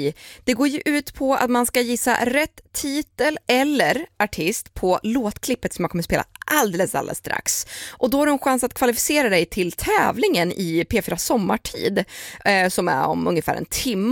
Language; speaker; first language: Swedish; native; Swedish